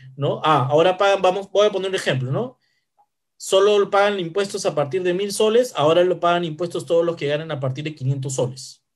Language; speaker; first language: Spanish; native; Spanish